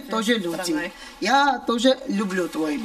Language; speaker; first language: Russian; non-native, local second language; Georgian